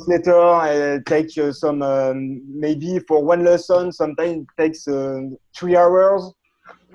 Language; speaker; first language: English; non-native, learner; French